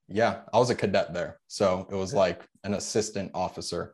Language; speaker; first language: English; early bilingual, other home language; Polish